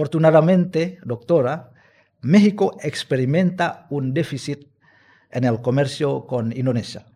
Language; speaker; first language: Spanish; non-native, fluent; Indonesian